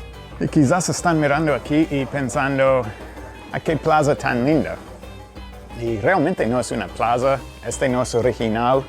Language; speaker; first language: Spanish; non-native, fluent; English